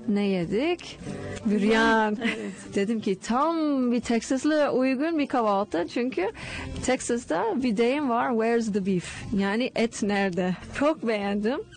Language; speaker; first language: Turkish; non-native, fluent; English